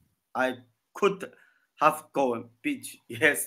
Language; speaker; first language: English; non-native, learner; Chinese